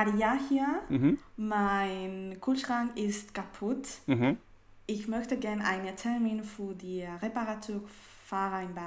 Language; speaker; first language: German; non-native, learner; Spanish